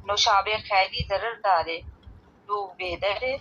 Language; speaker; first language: Persian; non-native, learner; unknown